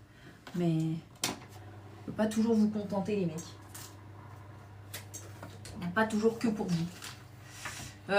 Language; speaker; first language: French; native; French